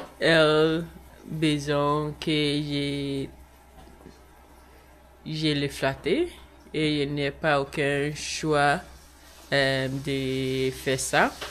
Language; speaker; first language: French; non-native, learner; English